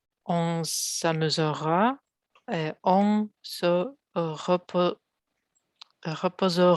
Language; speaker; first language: French; non-native, learner; Russian